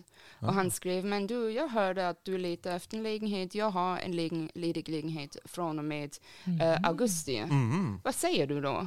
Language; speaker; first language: Swedish; non-native, fluent; German